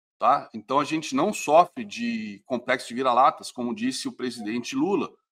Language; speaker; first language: Portuguese; native; Portuguese